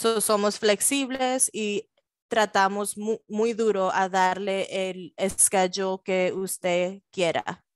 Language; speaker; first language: Spanish; early bilingual, heritage; Spanish